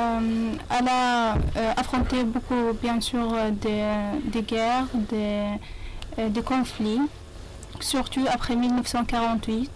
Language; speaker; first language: French; non-native, learner; Arabic